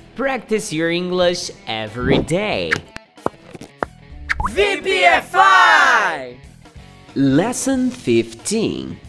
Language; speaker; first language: English; non-native, fluent; Portuguese